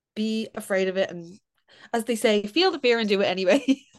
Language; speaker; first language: English; native; English